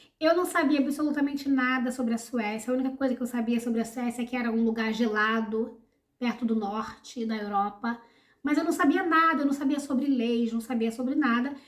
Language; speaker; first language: Portuguese; native; Portuguese